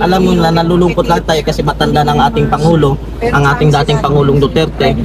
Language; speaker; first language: Filipino; non-native, local second language; Cebuano